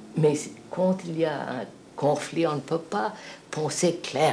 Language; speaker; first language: French; non-native, fluent; Telugu